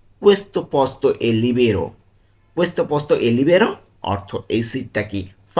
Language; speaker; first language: Italian; non-native, learner; Bangla